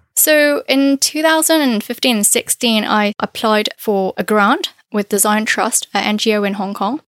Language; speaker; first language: English; non-native, fluent; Chinese